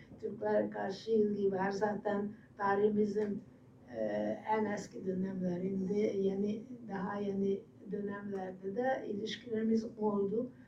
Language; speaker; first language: Turkish; non-native, fluent; Hungarian